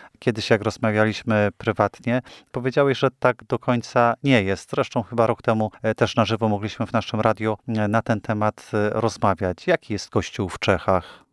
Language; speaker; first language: Polish; native; Polish